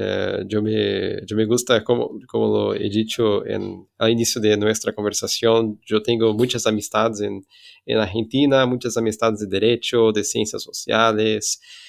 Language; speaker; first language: Spanish; non-native, fluent; Portuguese